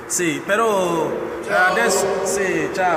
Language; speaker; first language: Italian; non-native, learner; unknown